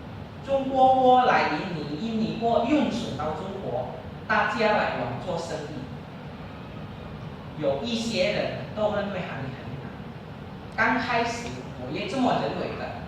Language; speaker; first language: Chinese; non-native, learner; Indonesian